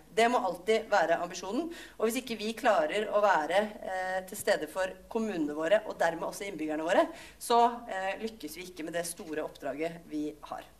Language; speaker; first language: Norwegian; native; Norwegian